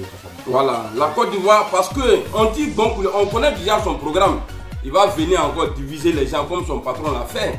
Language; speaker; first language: French; native; French